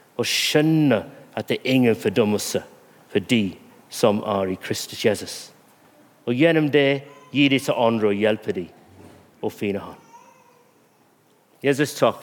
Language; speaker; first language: Norwegian; non-native, fluent; English